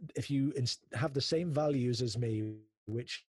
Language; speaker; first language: English; native; English